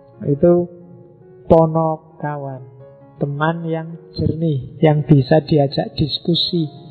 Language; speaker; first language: Indonesian; non-native, local second language; Javanese